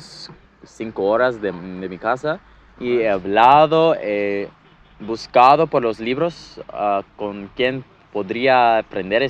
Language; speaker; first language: Spanish; non-native, fluent; English